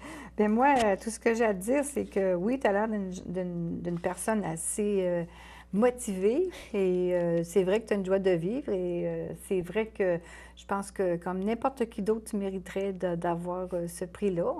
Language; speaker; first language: French; native; French